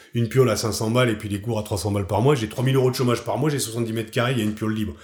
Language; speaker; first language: French; native; French